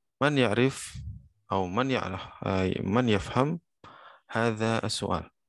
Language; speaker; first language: Arabic; non-native, fluent; Indonesian